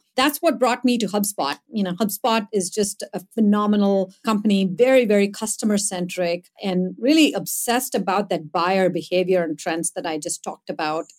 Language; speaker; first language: English; non-native, local second language; Tamil